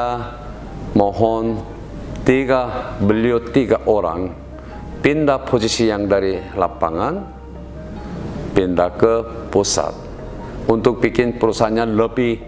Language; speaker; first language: Indonesian; non-native, learner; Korean